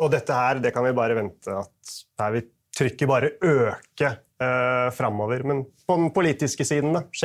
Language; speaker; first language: Norwegian; native; Norwegian